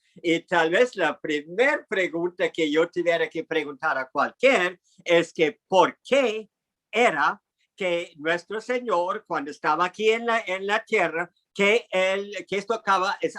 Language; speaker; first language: Spanish; non-native, fluent; English